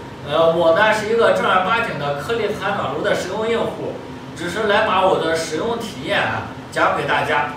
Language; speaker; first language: Chinese; native; Chinese